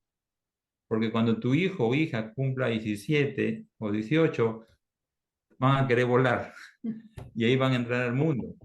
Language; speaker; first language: Spanish; native; Spanish